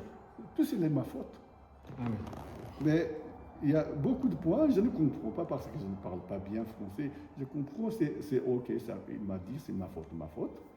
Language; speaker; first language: French; non-native, learner; Tibetan